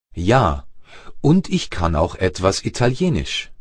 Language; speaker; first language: German; native; German